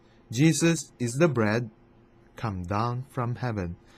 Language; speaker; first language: English; non-native, fluent; Chinese